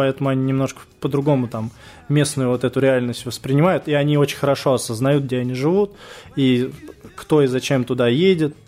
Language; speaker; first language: Russian; native; Russian